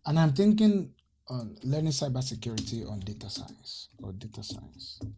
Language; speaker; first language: English; non-native, local second language; Yoruba